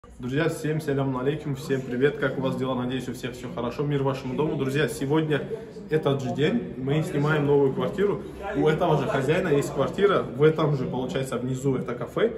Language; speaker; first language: Russian; non-native, fluent; Turkish